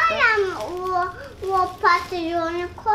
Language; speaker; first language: Romanian; early bilingual, heritage; Romanian